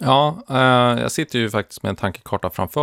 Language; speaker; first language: Swedish; native; Swedish